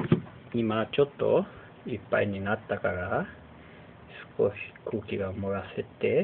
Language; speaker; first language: Japanese; non-native, fluent; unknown